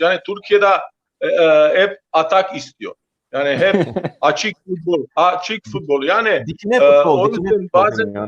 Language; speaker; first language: Turkish; non-native, learner; Croatian